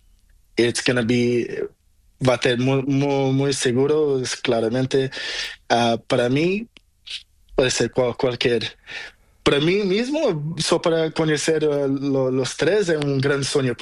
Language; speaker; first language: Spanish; non-native, learner; Portuguese